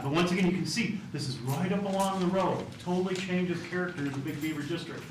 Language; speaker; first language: English; native; English